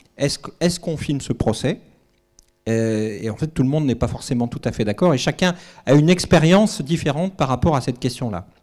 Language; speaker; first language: French; native; French